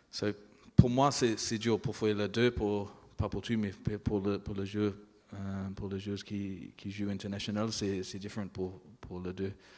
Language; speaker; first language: French; non-native, learner; English